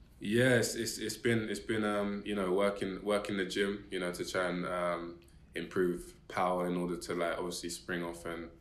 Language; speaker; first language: English; native; English